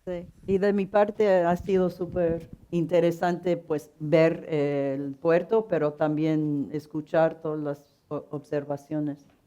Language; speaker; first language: Spanish; non-native, fluent; English